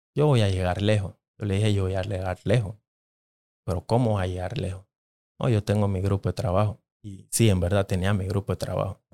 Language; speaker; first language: Spanish; non-native, local second language; Jamaican Creole English